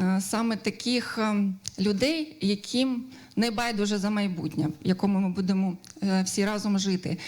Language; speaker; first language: Ukrainian; native; Ukrainian